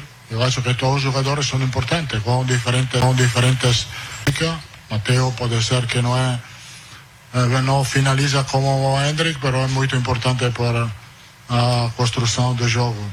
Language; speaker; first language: Portuguese; non-native, fluent; Italian